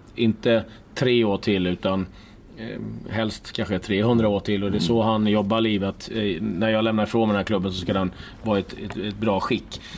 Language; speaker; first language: Swedish; native; Swedish